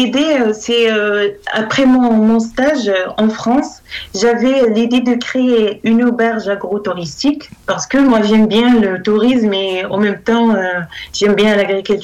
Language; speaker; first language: French; non-native, local second language; Arabic